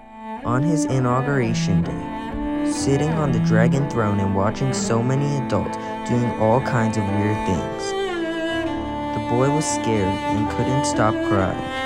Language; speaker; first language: English; non-native, fluent; Chinese